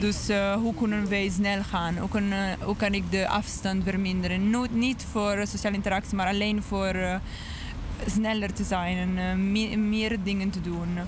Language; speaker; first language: Dutch; non-native, learner; English